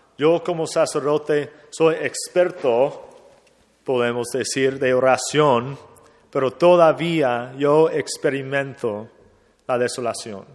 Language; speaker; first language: Spanish; non-native, fluent; English